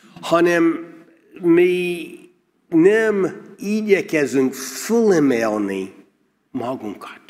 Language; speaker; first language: Hungarian; non-native, learner; English